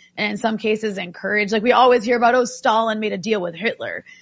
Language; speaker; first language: English; native; English